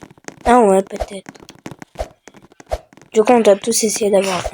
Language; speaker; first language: French; native; French